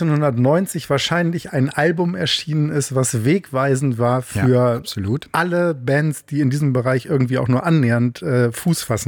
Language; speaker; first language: German; native; German